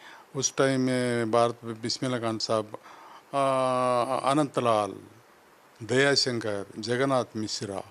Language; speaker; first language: Hindi; non-native, local second language; Kannada